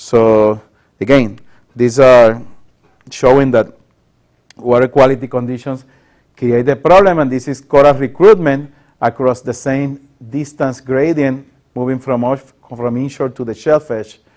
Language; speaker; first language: English; non-native, local second language; Spanish